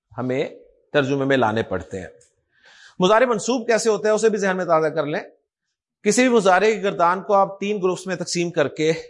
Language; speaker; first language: Urdu; native; Urdu